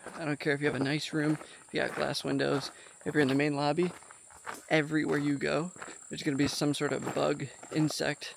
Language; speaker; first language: English; native; English